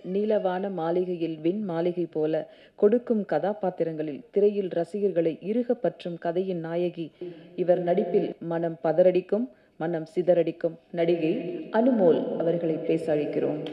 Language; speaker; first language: Tamil; native; Tamil